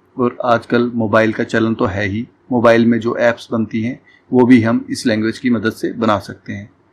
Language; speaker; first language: Hindi; native; Hindi